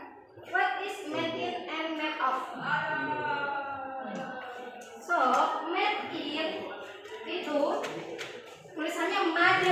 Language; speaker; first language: English; non-native, learner; Indonesian